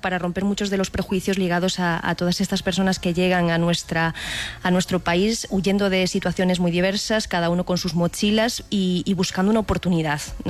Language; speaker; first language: Spanish; native; Spanish